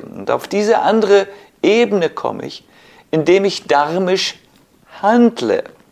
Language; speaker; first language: German; native; German